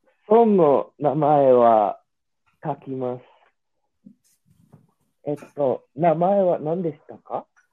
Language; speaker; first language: Japanese; non-native, learner; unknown